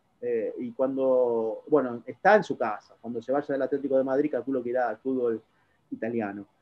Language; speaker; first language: Spanish; native; Spanish